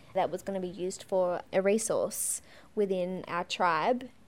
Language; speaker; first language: English; native; English